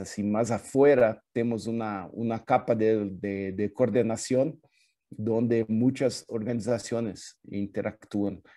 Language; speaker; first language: Spanish; non-native, fluent; Portuguese